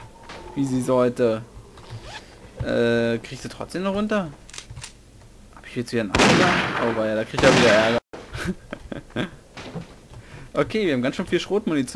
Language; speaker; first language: German; native; German